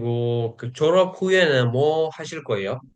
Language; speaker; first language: Korean; non-native, fluent; Uzbek